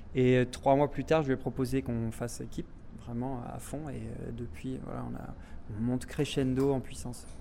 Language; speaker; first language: French; native; French